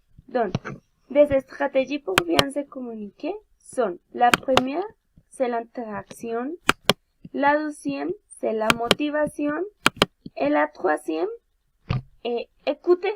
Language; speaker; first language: French; non-native, learner; Spanish